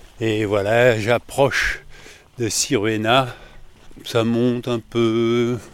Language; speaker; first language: French; native; French